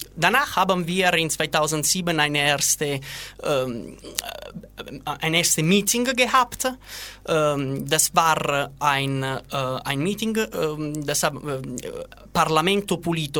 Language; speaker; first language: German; non-native, learner; Italian